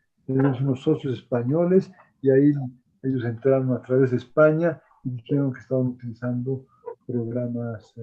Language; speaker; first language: Spanish; native; Spanish